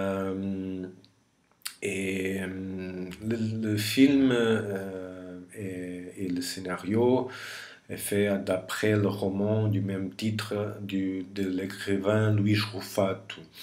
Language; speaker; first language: French; non-native, fluent; Portuguese